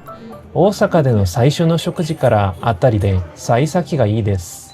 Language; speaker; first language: Japanese; non-native, fluent; Korean